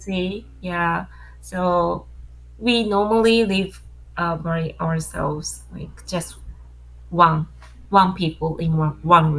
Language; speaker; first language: English; non-native, learner; Japanese